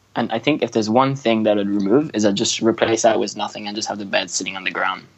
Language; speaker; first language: English; non-native, fluent; French